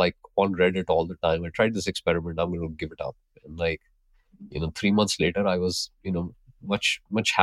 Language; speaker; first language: English; non-native, local second language; Hindi